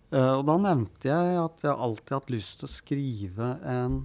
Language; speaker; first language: Norwegian; native; Norwegian